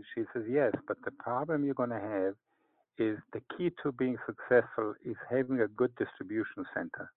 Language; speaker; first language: English; non-native, fluent; Hebrew